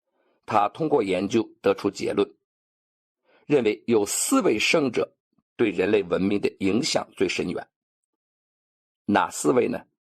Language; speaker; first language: Chinese; native; Chinese